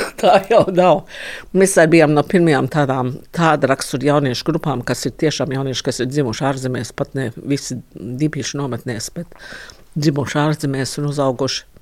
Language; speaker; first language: Latvian; early bilingual, heritage; Latvian